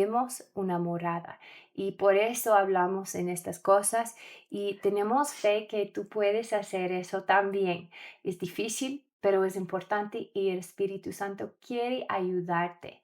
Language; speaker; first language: Spanish; non-native, learner; English